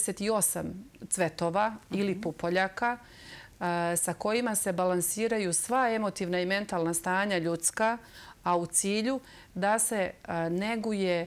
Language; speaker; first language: Serbian; native; Serbian